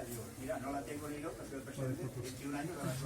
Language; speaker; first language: Spanish; native; Spanish